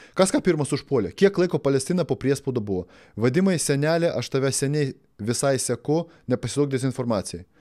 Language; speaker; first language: Lithuanian; native; Lithuanian